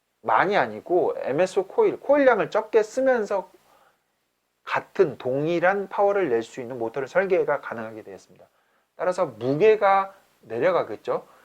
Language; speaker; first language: Korean; native; Korean